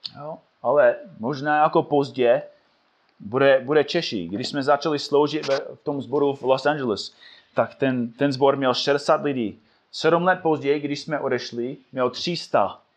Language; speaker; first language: Czech; non-native, fluent; English